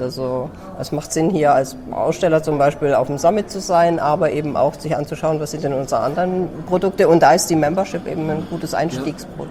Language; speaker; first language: German; native; German